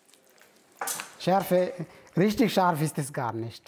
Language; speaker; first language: German; non-native, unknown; Indonesian